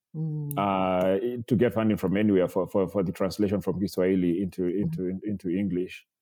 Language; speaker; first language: English; non-native, local second language; Kikuyu